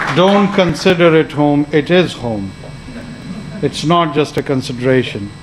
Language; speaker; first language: English; non-native, local second language; Pashto